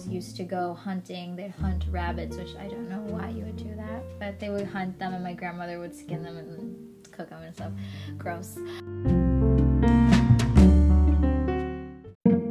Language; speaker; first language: English; native; English